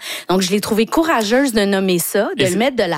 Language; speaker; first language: French; native; French